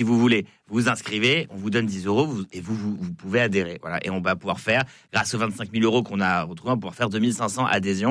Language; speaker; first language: French; native; French